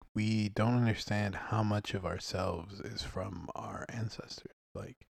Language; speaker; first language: English; early bilingual, other home language; Spanish